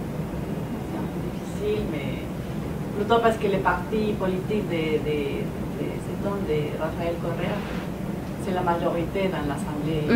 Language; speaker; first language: French; non-native, learner; Spanish